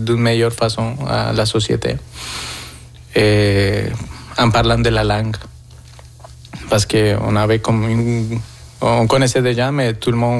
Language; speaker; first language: French; non-native, fluent; Spanish